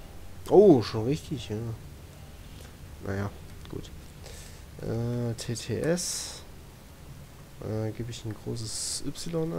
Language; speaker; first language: German; native; German